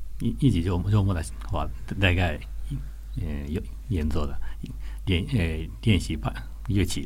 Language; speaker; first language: Chinese; non-native, learner; Japanese